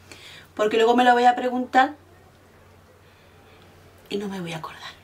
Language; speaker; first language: Spanish; native; Spanish